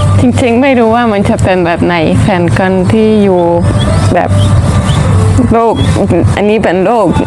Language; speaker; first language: Thai; non-native, fluent; Dutch